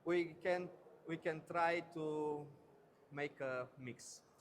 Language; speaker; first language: English; non-native, learner; Romanian